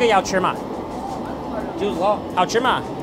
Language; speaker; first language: Chinese; non-native, learner; English